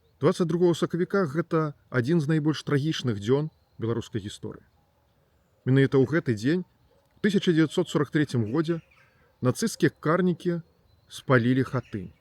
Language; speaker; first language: Belarusian; native; Belarusian